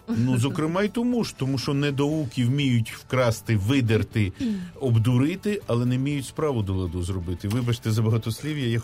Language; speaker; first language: Ukrainian; native; Ukrainian